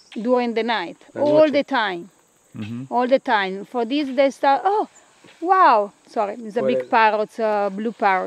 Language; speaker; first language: English; non-native, learner; Italian